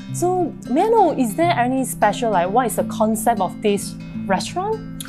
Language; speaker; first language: English; non-native, local second language; Chinese